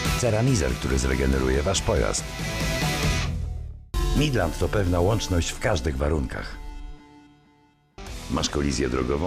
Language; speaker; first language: Polish; native; Polish